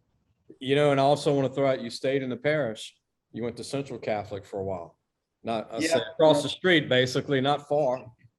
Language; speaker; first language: English; native; English